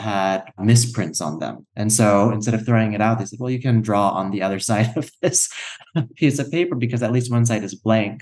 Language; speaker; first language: English; native; English